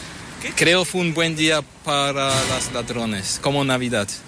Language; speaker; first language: Spanish; non-native, fluent; German